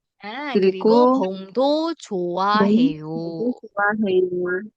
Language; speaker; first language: Korean; non-native, fluent; Burmese